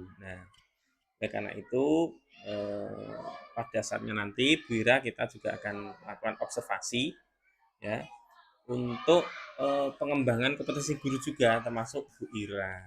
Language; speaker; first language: Indonesian; native; Indonesian